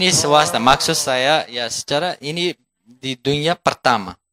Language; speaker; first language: Indonesian; non-native, fluent; Turkish